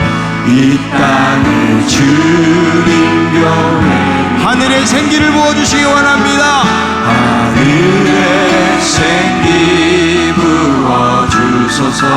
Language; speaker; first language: Korean; native; Korean